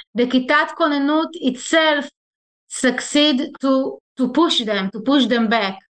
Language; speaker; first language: English; non-native, fluent; Hebrew